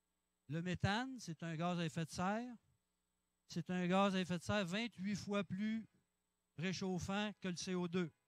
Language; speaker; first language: French; native; French